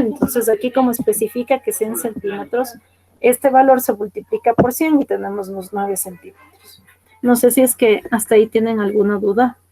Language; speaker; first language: Spanish; native; Spanish